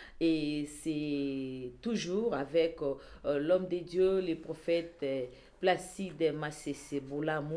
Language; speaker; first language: French; non-native, local second language; Lingala